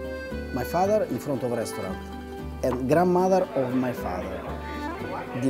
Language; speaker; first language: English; non-native, learner; Italian